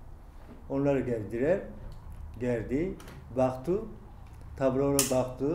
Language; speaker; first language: Turkish; non-native, learner; Japanese